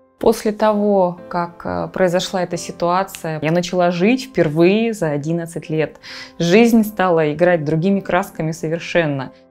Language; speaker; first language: Russian; native; Russian